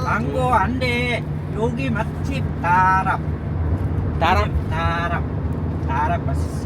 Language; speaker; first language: Korean; non-native, learner; Malay